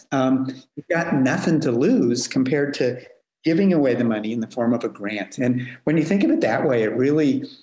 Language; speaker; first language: English; native; English